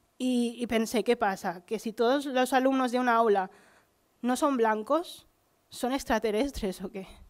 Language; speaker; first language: Spanish; early bilingual, other home language; Filipino